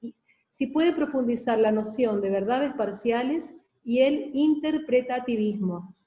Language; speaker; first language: Spanish; native; Spanish